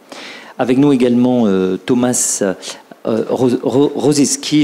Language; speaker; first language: French; native; French